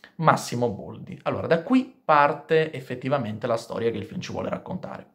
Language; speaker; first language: Italian; native; Italian